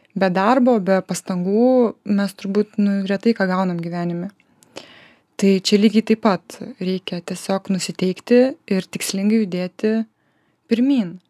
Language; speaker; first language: Lithuanian; native; Lithuanian